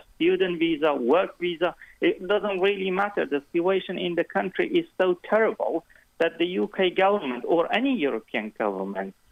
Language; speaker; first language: English; non-native, fluent; Kurdish